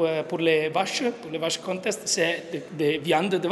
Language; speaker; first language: French; non-native, learner; Italian